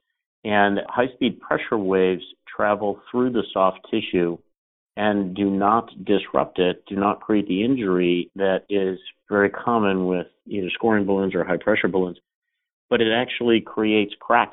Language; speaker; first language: English; native; English